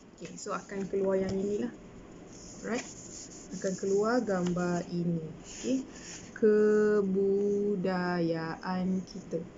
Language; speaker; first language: Malay; native; Malay